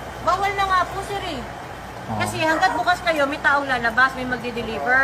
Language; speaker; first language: Filipino; native; Filipino